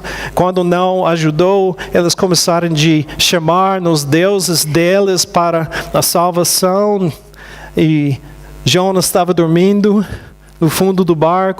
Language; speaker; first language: Portuguese; non-native, fluent; English